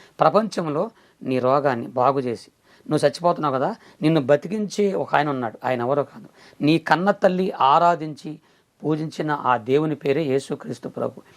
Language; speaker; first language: Telugu; non-native, local second language; Koya